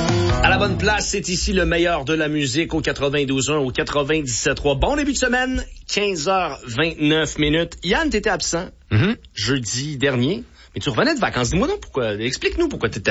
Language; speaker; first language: French; native; French